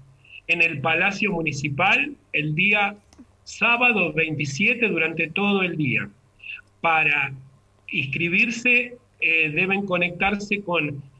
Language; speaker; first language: Spanish; native; Spanish